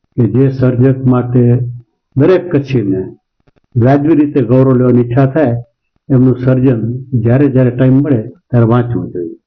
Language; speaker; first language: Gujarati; non-native, local second language; Kachhi